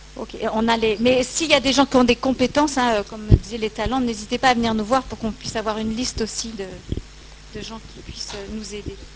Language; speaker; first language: French; native; French